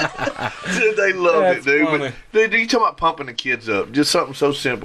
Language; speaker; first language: English; native; English